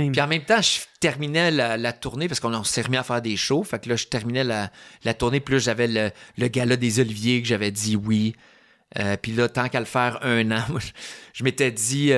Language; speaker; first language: French; native; French